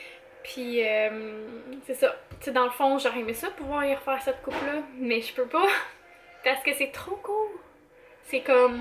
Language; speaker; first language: French; native; French